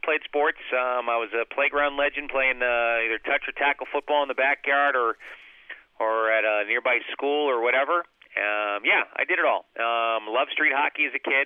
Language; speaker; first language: English; native; English